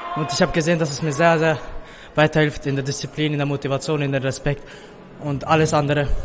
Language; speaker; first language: German; non-native, fluent; Persian